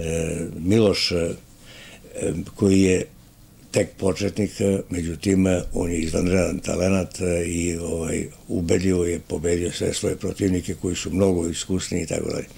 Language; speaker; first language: Serbian; native; Serbian